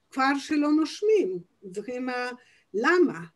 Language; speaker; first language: Hebrew; non-native, fluent; Italian